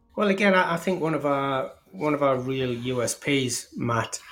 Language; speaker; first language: English; native; English